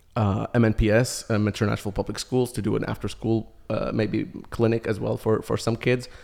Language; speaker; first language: English; early bilingual, other home language; Arabic